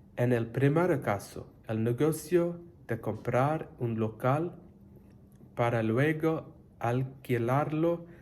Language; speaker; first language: Spanish; non-native, learner; English